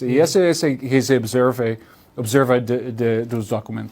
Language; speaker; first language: Portuguese; non-native, learner; English